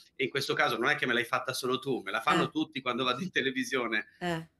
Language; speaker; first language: Italian; native; Italian